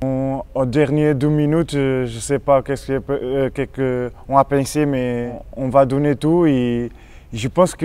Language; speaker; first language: French; non-native, learner; Portuguese